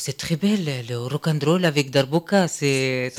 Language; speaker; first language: French; non-native, learner; Arabic